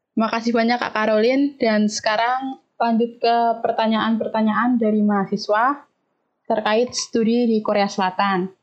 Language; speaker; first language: Indonesian; native; Indonesian